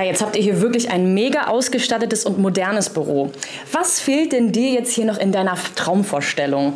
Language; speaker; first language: German; native; German